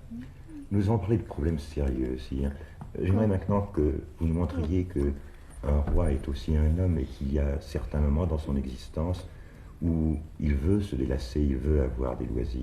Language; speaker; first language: French; native; French